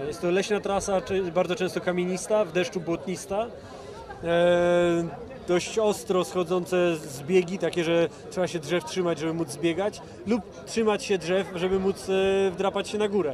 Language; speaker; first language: Polish; native; Polish